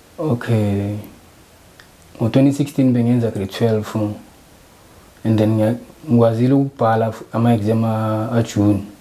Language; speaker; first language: Zulu; non-native, local second language; Northern Sotho